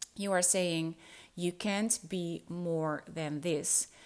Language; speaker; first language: English; non-native, fluent; Dutch